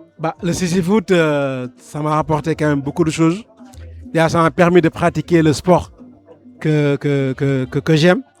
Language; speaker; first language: French; non-native, local second language; Wolof